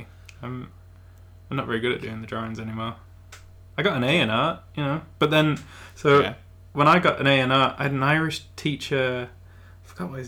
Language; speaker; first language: English; native; English